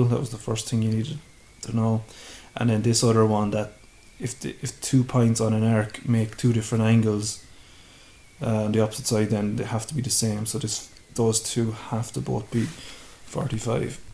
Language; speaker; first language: English; native; English